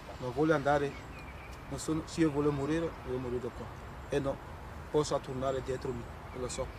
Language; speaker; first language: Italian; non-native, learner; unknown